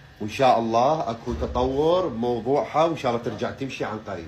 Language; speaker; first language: Arabic; native; Arabic